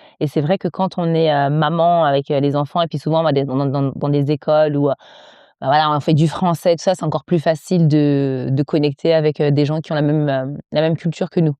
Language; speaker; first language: French; native; French